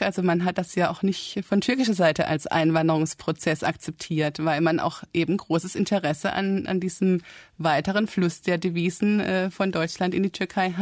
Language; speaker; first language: German; native; German